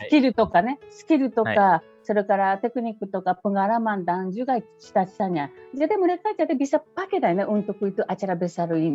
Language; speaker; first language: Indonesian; non-native, fluent; Japanese